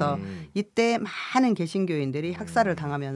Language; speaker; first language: Korean; native; Korean